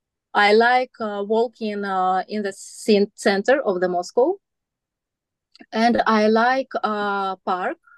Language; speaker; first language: English; non-native, learner; Russian